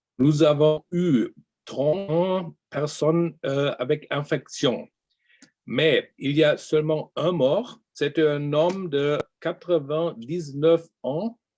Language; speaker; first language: French; non-native, learner; German